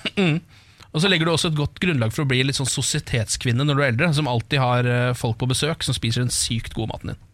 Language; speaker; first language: Norwegian; native; Norwegian